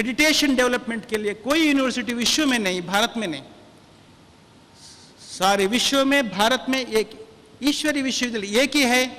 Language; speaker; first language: Hindi; non-native, local second language; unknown